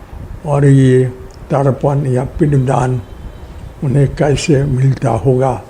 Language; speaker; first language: Hindi; native; Hindi